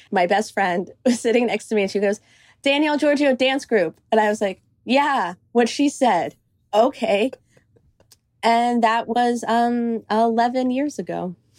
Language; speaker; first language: English; early bilingual, other home language; Greek